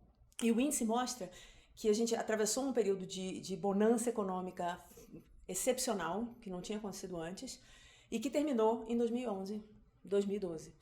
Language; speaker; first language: Portuguese; native; Portuguese